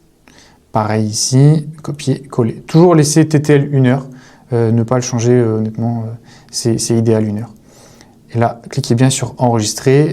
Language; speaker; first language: French; native; French